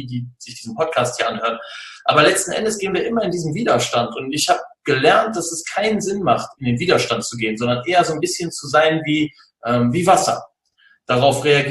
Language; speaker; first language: German; native; German